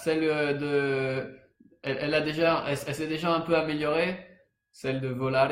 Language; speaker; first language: French; native; French